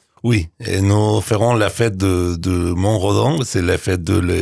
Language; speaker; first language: French; non-native, learner; Spanish